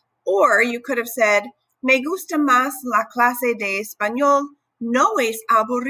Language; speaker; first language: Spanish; non-native, fluent; English